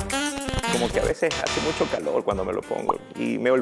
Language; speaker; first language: Spanish; native; Spanish